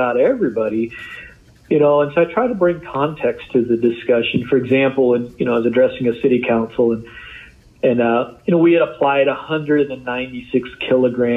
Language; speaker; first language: English; native; English